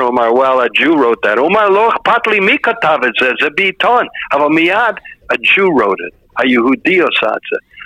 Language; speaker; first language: Hebrew; non-native, fluent; English